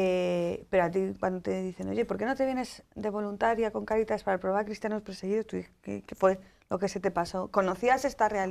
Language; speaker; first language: Spanish; native; Spanish